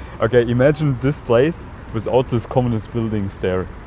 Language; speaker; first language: English; non-native, fluent; German